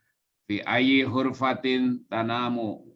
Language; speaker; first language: Arabic; non-native, learner; Indonesian